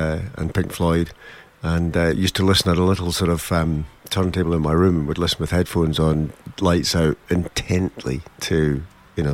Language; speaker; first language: English; native; English